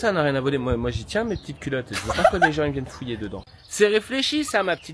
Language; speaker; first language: French; native; French